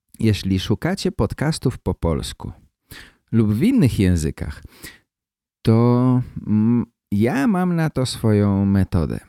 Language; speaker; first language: Polish; native; Polish